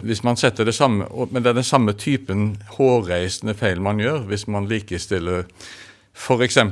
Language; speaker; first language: Norwegian; native; Norwegian